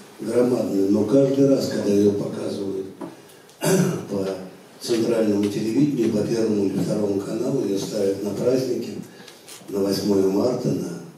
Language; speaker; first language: Russian; native; Russian